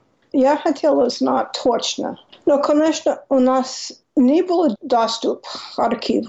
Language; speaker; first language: Russian; non-native, fluent; English